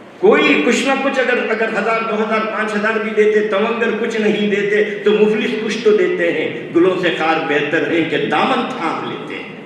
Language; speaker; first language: Urdu; native; Urdu